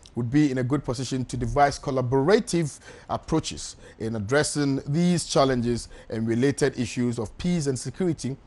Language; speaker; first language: English; non-native, local second language; Akan